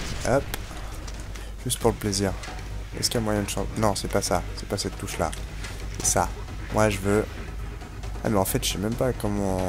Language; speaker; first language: French; native; French